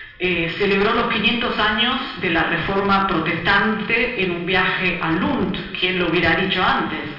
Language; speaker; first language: Spanish; early bilingual, other home language; Italian